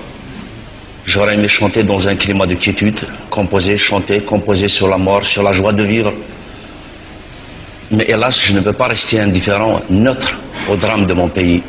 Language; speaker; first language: French; non-native, local second language; Kabyle